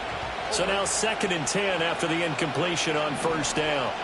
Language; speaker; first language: English; native; English